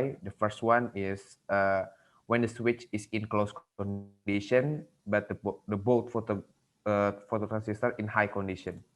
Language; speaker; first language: English; non-native, learner; Indonesian